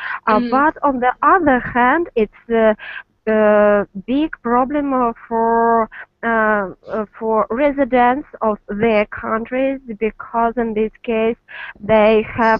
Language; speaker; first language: English; non-native, learner; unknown